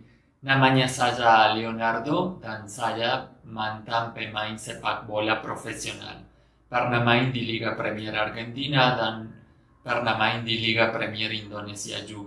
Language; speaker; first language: Indonesian; non-native, fluent; Spanish